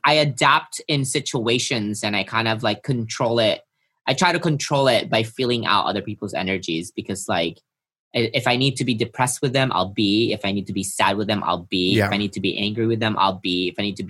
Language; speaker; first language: English; non-native, local second language; Filipino